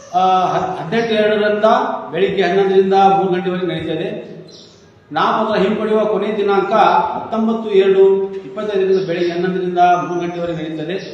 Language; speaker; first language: Kannada; non-native, local second language; Urdu